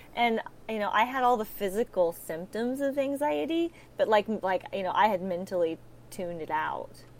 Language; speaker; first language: English; native; English